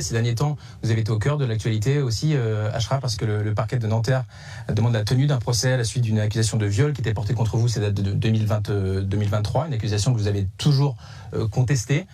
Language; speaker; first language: French; native; French